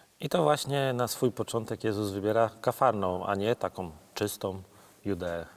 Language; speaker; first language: Polish; native; Polish